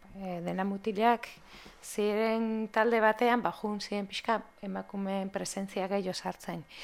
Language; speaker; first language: Basque; non-native, local second language; Spanish